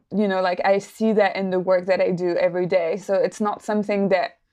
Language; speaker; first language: English; non-native, fluent; French